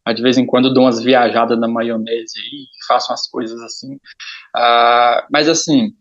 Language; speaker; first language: Portuguese; native; Portuguese